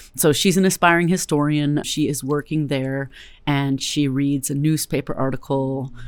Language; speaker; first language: English; native; English